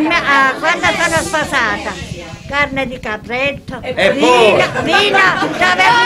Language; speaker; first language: Italian; non-native, local second language; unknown